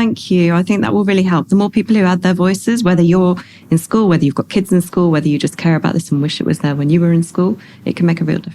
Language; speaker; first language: English; native; English